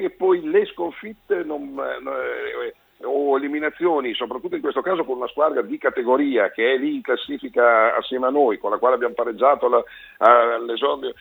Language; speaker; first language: Italian; native; Italian